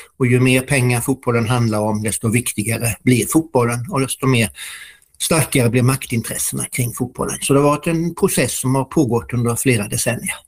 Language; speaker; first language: Swedish; native; Swedish